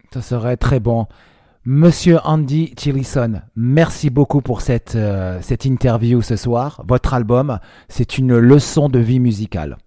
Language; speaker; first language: French; native; French